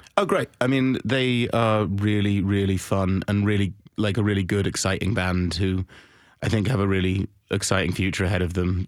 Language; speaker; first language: English; native; English